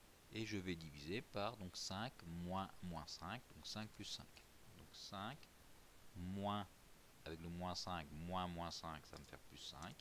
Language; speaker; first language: French; native; French